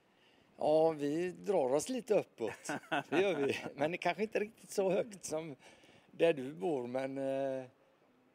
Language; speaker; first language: Swedish; native; Swedish